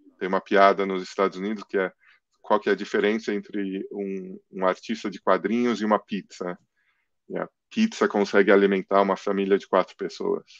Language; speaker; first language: Portuguese; early bilingual, other home language; English